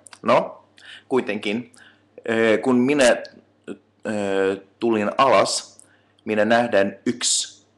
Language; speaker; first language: Finnish; non-native, local second language; Swedish